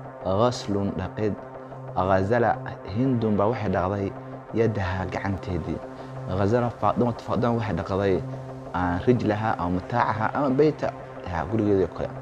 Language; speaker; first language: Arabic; non-native, local second language; Somali